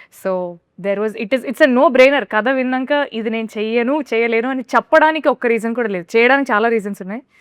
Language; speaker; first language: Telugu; native; Telugu